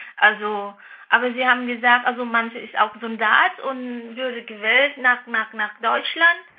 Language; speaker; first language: German; non-native, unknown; Vietnamese